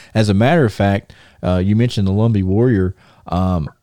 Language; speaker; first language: English; native; English